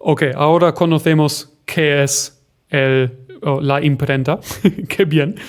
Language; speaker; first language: Spanish; non-native, fluent; German